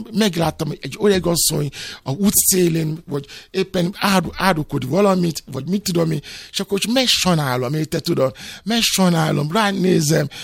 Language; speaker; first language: Hungarian; non-native, fluent; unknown